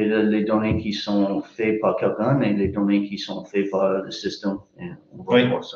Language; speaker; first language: French; non-native, fluent; English